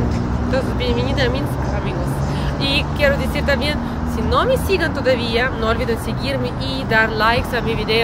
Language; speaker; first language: Spanish; non-native, learner; Russian